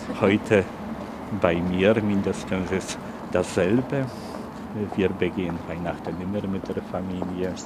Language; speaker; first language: German; non-native, fluent; Polish